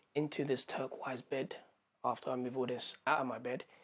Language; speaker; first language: English; native; English